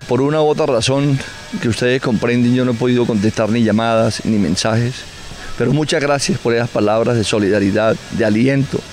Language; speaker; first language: Spanish; native; Spanish